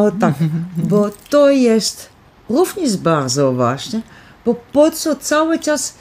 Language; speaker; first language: Polish; early bilingual, heritage; Polish